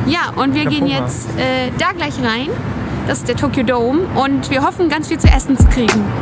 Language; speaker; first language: German; native; German